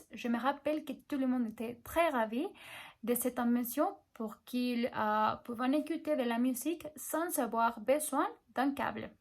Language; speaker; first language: French; non-native, learner; Spanish